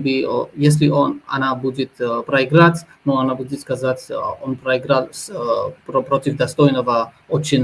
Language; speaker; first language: Russian; non-native, fluent; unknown